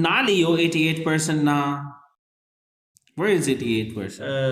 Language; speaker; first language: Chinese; non-native, fluent; Urdu